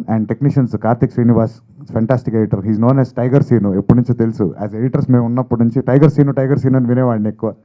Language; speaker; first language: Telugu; native; Telugu